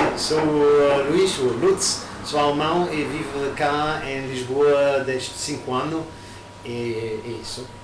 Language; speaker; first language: Portuguese; non-native, fluent; German